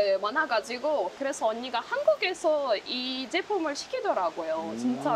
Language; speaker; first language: Korean; non-native, fluent; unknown